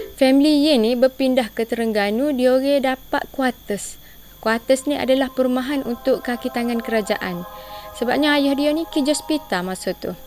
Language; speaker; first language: Malay; native; Malay